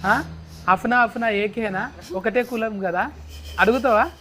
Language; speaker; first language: Telugu; native; Telugu